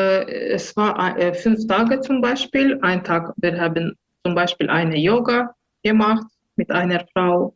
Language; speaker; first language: German; non-native, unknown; Azerbaijani